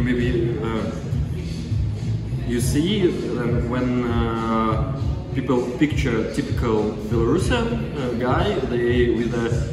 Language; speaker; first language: English; non-native, learner; Belarusian